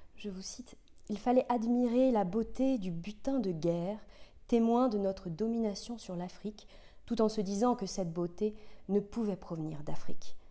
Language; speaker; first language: French; native; French